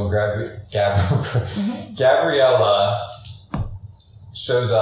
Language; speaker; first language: English; native; English